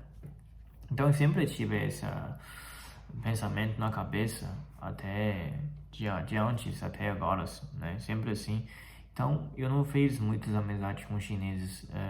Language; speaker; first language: Portuguese; non-native, fluent; Chinese